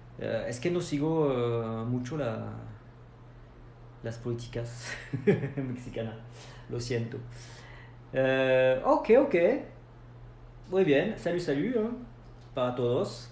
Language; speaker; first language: Spanish; non-native, fluent; French